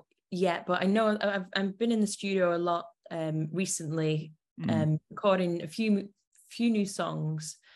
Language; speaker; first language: English; native; English